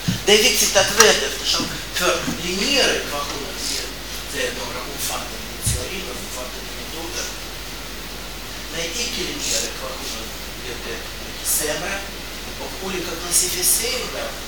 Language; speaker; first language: Swedish; non-native, fluent; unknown